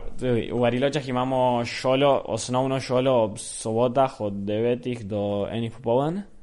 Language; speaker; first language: Slovenian; early bilingual, heritage; Slovenian